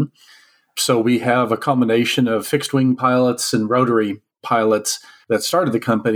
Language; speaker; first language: English; native; English